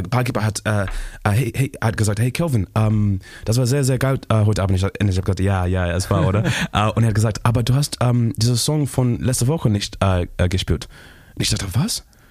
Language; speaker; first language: German; non-native, learner; Shona